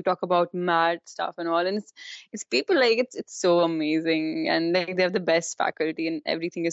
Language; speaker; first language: English; non-native, local second language; Kashmiri